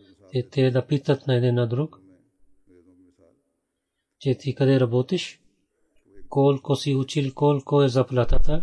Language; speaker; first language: Bulgarian; non-native, learner; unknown